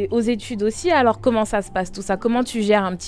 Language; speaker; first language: French; native; French